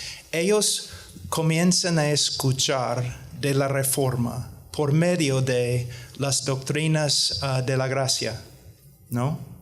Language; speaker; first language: Spanish; non-native, fluent; English